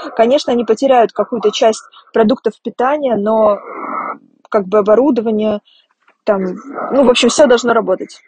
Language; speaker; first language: Russian; native; Russian